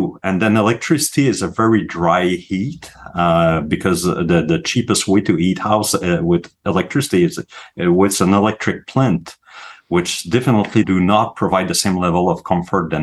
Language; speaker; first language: English; non-native, fluent; French